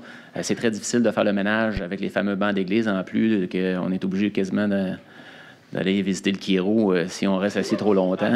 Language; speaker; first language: French; native; French